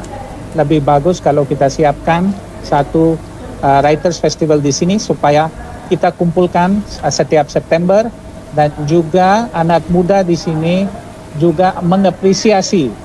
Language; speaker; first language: Indonesian; non-native, fluent; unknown